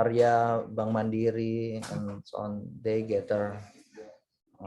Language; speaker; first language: English; non-native, learner; Indonesian